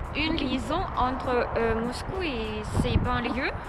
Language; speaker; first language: French; non-native, learner; Russian